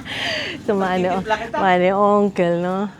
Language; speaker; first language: German; non-native, fluent; Filipino